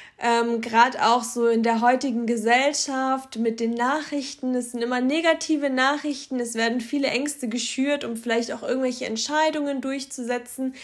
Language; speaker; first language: German; early bilingual, other home language; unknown